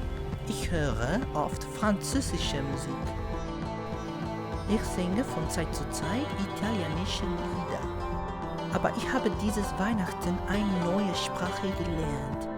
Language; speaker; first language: German; non-native, learner; Spanish